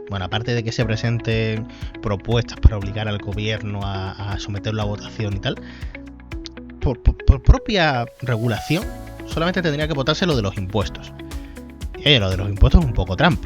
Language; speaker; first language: Spanish; native; Spanish